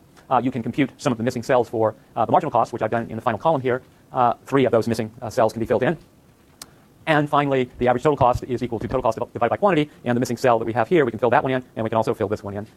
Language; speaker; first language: English; native; English